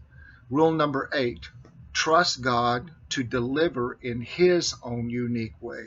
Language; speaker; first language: English; native; English